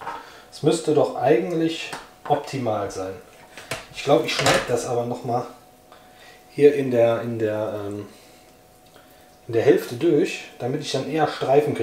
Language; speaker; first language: German; native; German